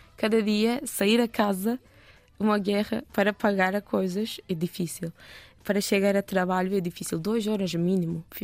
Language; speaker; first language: Portuguese; non-native, learner; Turkish